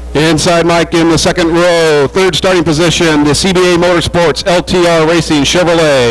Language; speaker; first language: English; native; English